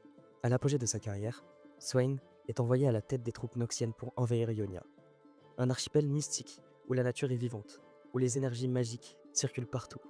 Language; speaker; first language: French; native; French